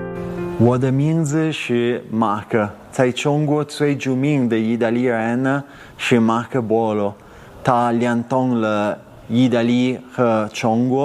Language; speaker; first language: Chinese; non-native, learner; Italian